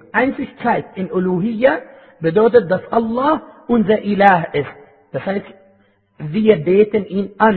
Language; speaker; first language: German; non-native, fluent; Arabic